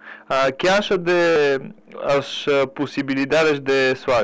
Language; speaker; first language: Portuguese; non-native, learner; Bulgarian